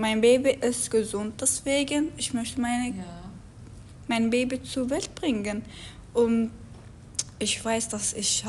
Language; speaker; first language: German; non-native, learner; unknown